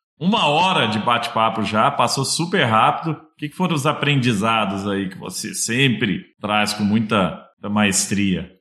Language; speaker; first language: Portuguese; native; Portuguese